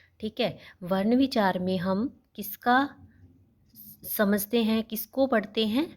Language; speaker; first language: Hindi; non-native, local second language; Punjabi